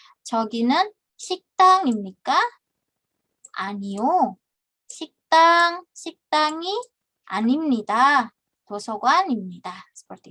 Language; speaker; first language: Korean; non-native, fluent; Indonesian